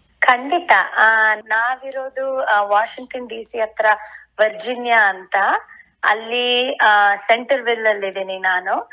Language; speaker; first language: Kannada; native; Kannada